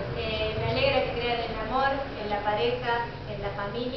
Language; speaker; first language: Spanish; native; Spanish